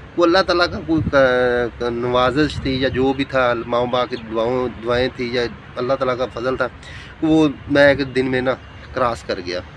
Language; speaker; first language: Urdu; non-native, local second language; Punjabi